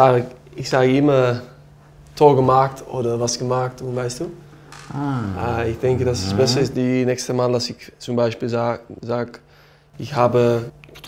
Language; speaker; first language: German; non-native, learner; Dutch